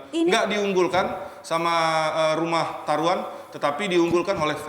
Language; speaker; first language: Indonesian; native; Indonesian